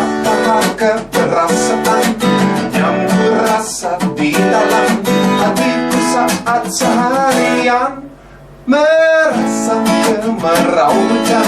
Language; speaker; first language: Indonesian; non-native, fluent; English